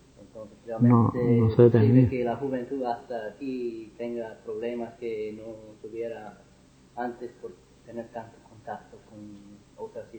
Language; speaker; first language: Spanish; non-native, fluent; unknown